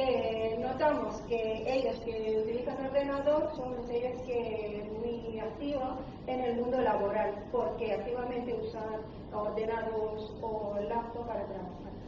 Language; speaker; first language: Spanish; non-native, learner; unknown